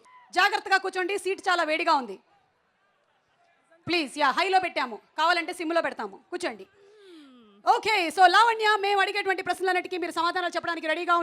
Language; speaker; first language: Telugu; native; Telugu